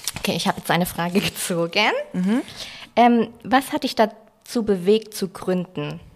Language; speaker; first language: German; native; German